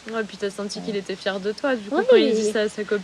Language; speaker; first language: French; native; French